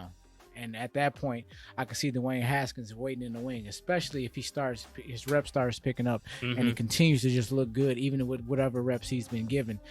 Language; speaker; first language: English; native; English